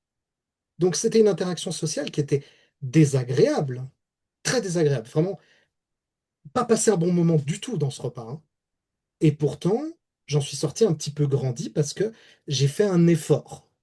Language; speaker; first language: French; native; French